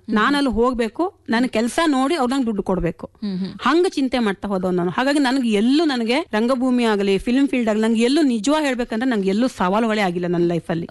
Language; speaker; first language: Kannada; non-native, local second language; Konkani